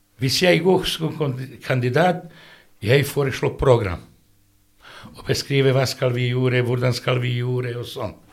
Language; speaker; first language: Norwegian; non-native, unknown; Bosnian